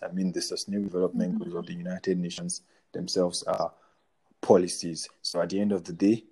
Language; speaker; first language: English; non-native, local second language; Yoruba